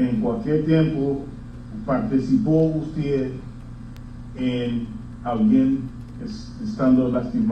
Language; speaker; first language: Spanish; non-native, fluent; English